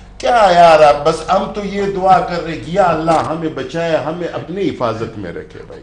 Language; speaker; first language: Urdu; non-native, local second language; Pashto